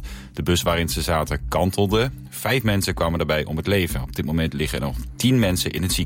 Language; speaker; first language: Dutch; native; Dutch